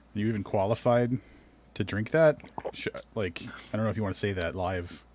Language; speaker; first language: English; native; English